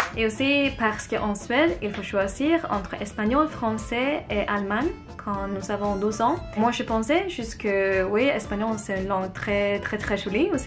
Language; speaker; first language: French; non-native, learner; Swedish